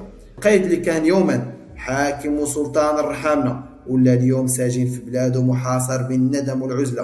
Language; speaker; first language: Arabic; native; Arabic